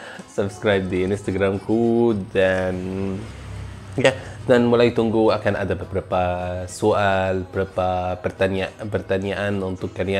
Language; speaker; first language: Indonesian; non-native, learner; Arabic